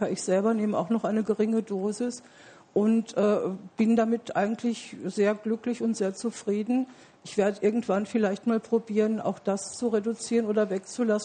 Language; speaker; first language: German; native; German